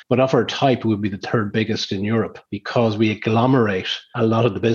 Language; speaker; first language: English; native; English